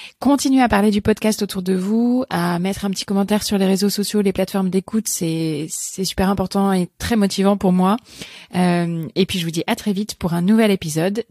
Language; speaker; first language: French; native; French